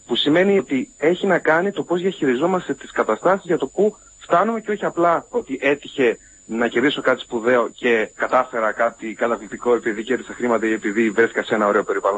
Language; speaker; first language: Greek; native; Greek